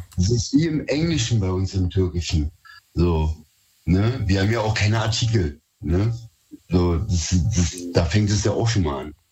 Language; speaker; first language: German; early bilingual, other home language; Turkish